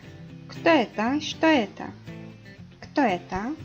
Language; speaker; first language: Russian; non-native, learner; Mongolian